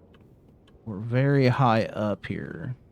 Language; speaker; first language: English; native; English